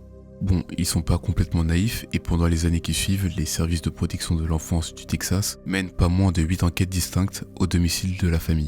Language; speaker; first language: French; native; French